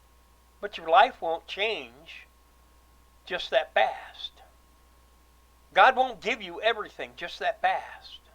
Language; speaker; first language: English; native; English